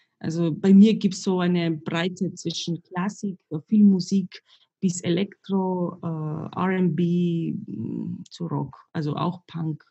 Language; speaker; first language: German; non-native, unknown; Slovenian